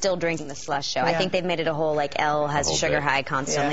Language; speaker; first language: English; native; English